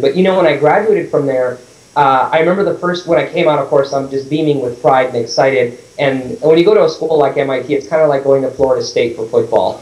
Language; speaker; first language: English; early bilingual, other home language; Persian